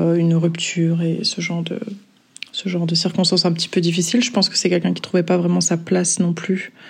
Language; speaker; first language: French; native; French